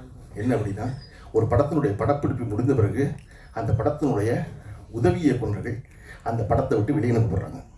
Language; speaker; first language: Tamil; native; Tamil